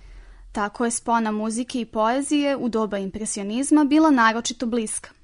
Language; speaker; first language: Serbian; native; Serbian